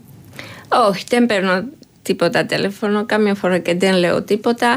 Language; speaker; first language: Greek; non-native, learner; Georgian